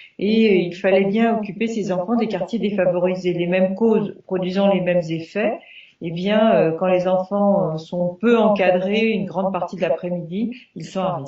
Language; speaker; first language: French; native; French